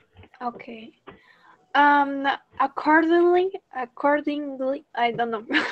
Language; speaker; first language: English; non-native, fluent; Spanish